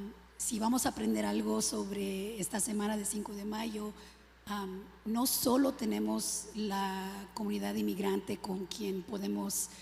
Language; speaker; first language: Spanish; early bilingual, other home language; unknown